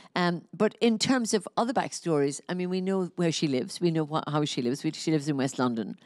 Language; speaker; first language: English; native; English